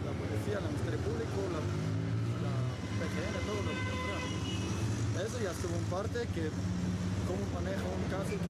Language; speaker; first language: Spanish; native; Spanish